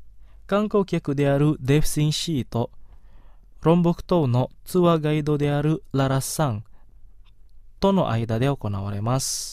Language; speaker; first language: Japanese; non-native, fluent; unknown